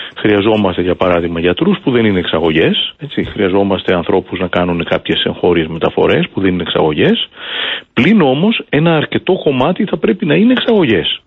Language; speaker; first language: Greek; native; Greek